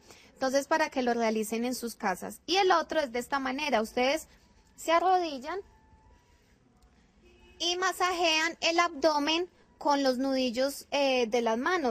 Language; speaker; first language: Spanish; native; Spanish